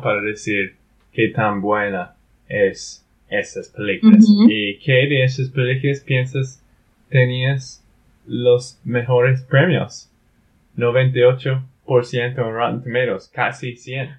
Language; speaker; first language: Spanish; non-native, learner; English